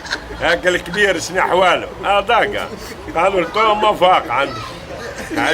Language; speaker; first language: Arabic; native; Arabic